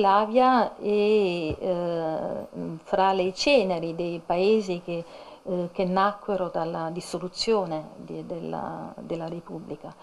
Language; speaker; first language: Italian; native; Italian